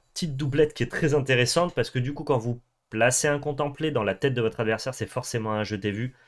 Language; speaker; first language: French; native; French